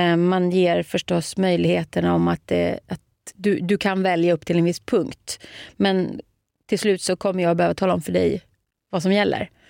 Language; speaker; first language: Swedish; native; Swedish